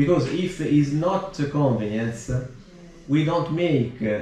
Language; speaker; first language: English; non-native, learner; Italian